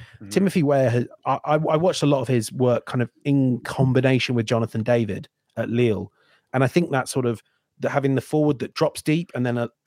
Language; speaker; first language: English; native; English